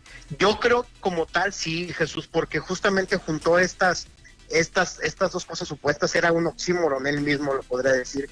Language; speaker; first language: Spanish; native; Spanish